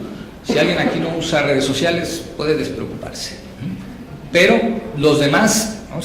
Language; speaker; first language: Spanish; native; Spanish